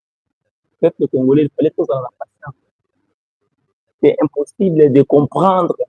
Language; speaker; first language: French; non-native, local second language; Lingala